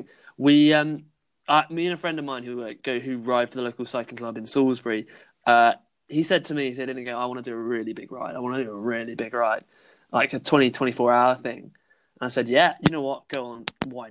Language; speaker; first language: English; native; English